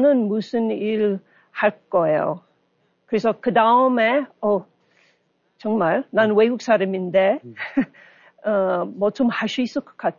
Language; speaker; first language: Korean; non-native, learner; English